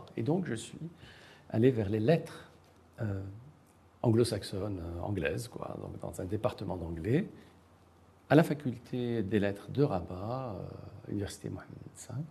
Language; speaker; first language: French; non-native, local second language; Arabic